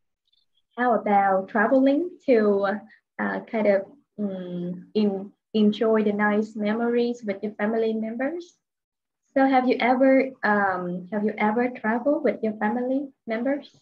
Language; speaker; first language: English; non-native, fluent; Vietnamese